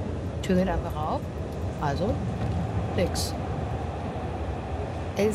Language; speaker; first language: German; native; German